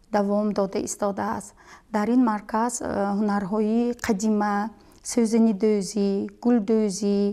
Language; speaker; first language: Tajik; native; Tajik